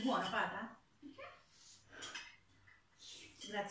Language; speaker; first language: Italian; non-native, fluent; Filipino